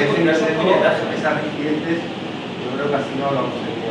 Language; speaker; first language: Spanish; native; Spanish